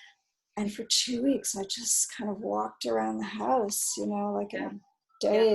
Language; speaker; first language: English; native; English